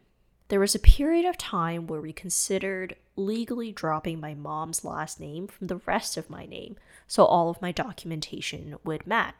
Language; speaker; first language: English; non-native, fluent; Cantonese